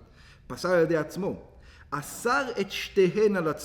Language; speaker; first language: Hebrew; non-native, fluent; English